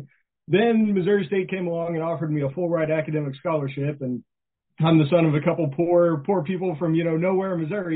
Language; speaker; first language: English; native; English